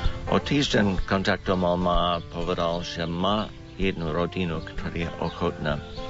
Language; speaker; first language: Slovak; non-native, learner; English